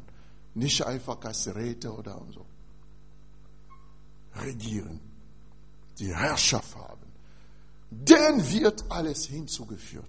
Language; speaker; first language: German; non-native, fluent; French